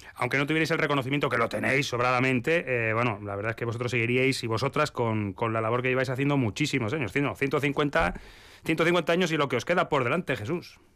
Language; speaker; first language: Spanish; native; Spanish